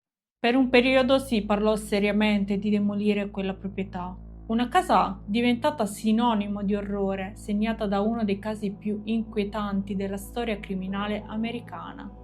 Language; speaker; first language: Italian; native; Italian